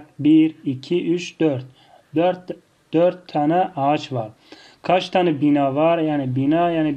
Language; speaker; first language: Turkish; non-native, fluent; Tajik